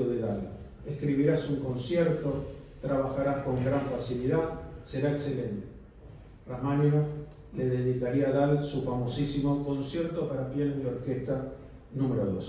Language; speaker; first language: Spanish; native; Spanish